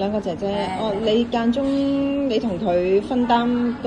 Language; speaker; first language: Cantonese; native; Cantonese